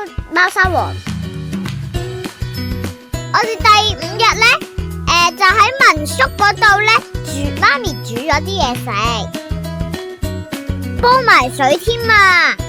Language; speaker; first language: Chinese; native; Chinese